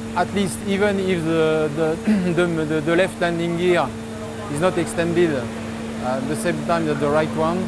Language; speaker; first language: English; non-native, fluent; French